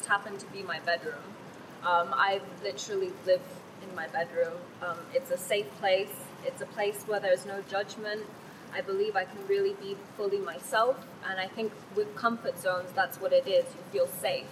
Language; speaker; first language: English; non-native, fluent; Thai